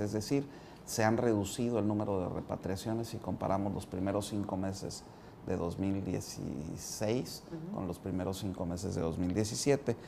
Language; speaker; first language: Spanish; native; Spanish